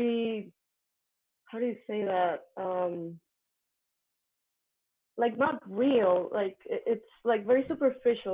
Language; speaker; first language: English; non-native, fluent; Spanish